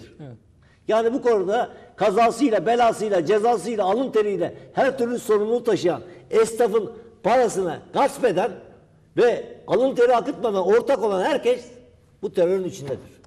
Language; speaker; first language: Turkish; native; Turkish